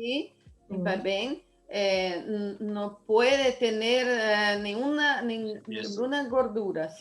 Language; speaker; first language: Spanish; non-native, learner; Portuguese